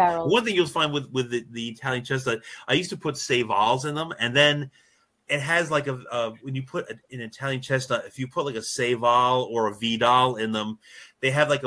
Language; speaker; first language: English; native; English